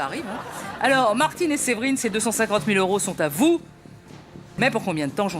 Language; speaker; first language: French; native; French